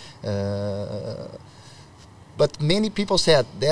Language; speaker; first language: English; non-native, learner; Portuguese